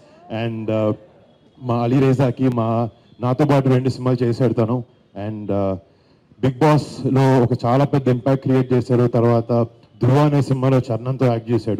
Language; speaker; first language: Telugu; native; Telugu